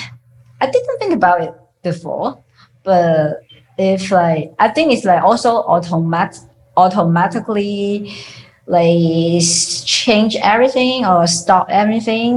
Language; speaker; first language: English; non-native, fluent; Chinese